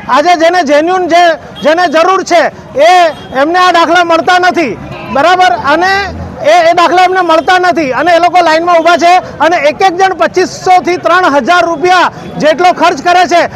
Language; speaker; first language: Gujarati; native; Gujarati